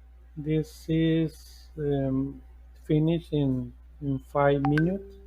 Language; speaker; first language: English; non-native, learner; Spanish